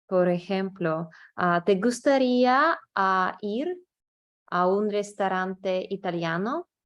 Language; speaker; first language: Spanish; non-native, learner; English